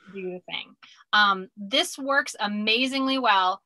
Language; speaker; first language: English; native; English